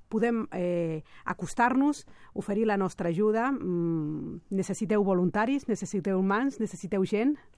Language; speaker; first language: Catalan; non-native, fluent; Spanish